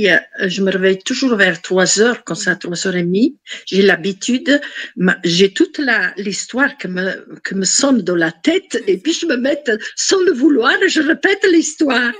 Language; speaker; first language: French; non-native, fluent; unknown